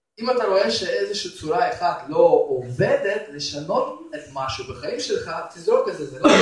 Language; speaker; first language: Hebrew; non-native, fluent; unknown